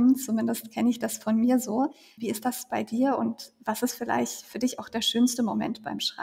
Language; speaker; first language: German; native; German